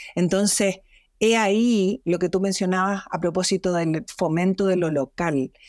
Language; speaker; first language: Spanish; native; Spanish